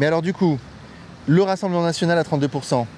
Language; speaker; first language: French; native; French